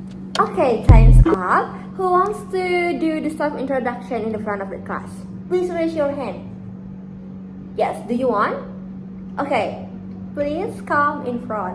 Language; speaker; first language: English; non-native, fluent; Indonesian